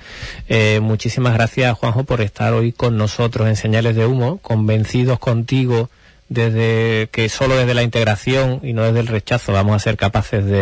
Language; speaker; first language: Spanish; native; Spanish